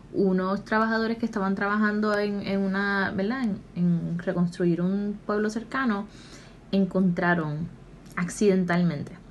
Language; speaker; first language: Spanish; native; Spanish